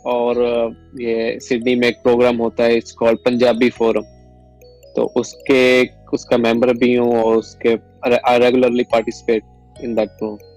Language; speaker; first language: Hindi; non-native, local second language; Punjabi